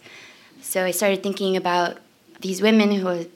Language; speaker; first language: English; native; English